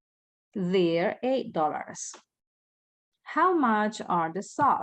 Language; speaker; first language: English; non-native, fluent; Spanish